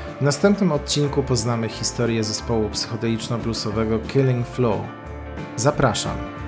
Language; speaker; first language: Polish; native; Polish